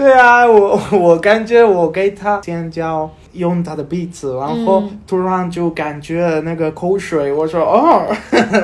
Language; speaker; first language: Chinese; non-native, learner; Spanish